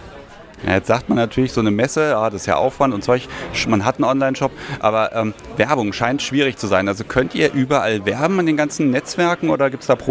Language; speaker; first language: German; native; German